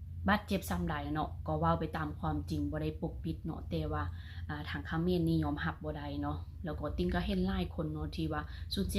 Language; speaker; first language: Thai; non-native, local second language; Northeastern Thai